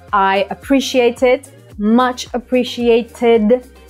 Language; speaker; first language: English; non-native, fluent; Russian